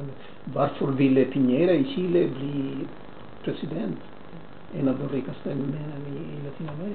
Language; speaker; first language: Swedish; non-native, fluent; Spanish